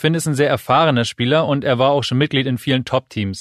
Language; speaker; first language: German; native; German